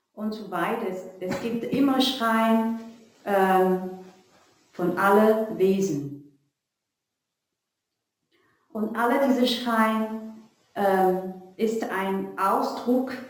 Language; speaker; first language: German; non-native, learner; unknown